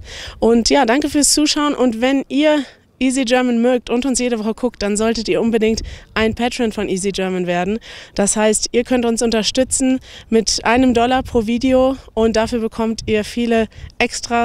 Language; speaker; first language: German; native; German